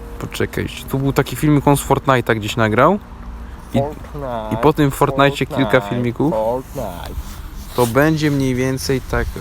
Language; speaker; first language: Polish; native; Polish